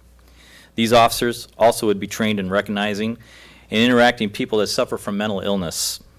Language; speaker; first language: English; native; English